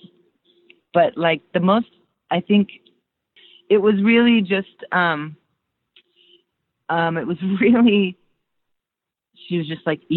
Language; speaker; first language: English; native; English